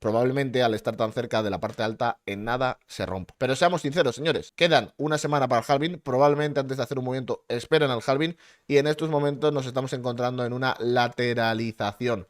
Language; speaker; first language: Spanish; native; Spanish